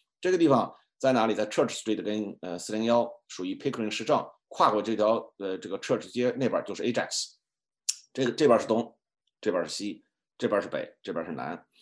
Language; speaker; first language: Chinese; native; Chinese